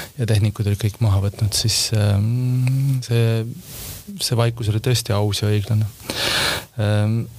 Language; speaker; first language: Estonian; native; Estonian